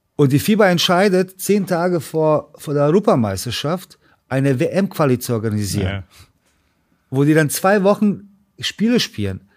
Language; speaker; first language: German; early bilingual, other home language; Serbian